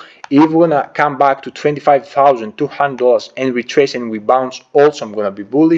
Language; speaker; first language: English; non-native, fluent; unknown